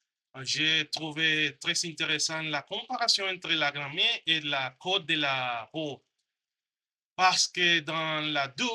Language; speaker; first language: French; non-native, learner; Spanish